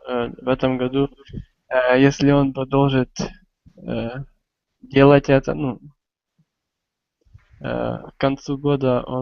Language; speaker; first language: Russian; non-native, learner; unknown